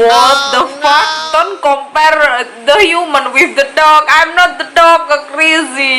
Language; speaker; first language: English; non-native, learner; Indonesian